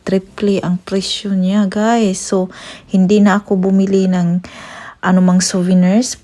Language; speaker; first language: Filipino; non-native, local second language; Cebuano